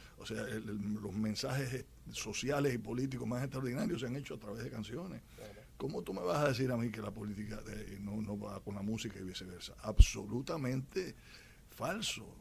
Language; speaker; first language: Spanish; native; Spanish